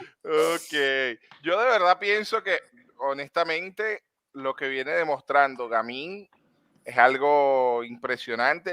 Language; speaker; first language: Spanish; native; Spanish